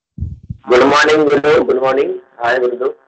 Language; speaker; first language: English; non-native, learner; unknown